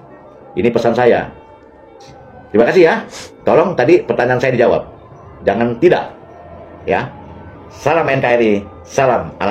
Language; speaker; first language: Indonesian; native; Indonesian